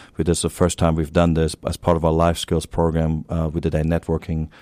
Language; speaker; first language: English; non-native, fluent; German